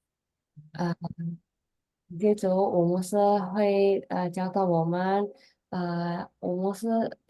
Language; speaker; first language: Chinese; non-native, learner; Indonesian